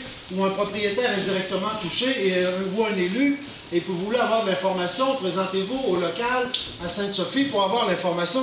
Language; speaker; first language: French; native; French